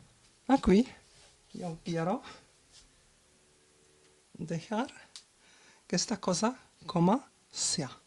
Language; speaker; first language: Spanish; non-native, learner; German